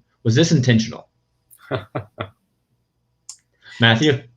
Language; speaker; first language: English; native; English